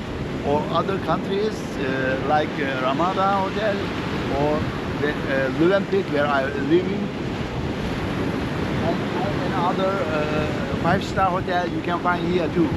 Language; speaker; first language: English; non-native, learner; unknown